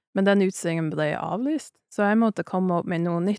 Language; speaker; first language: Norwegian; non-native, fluent; English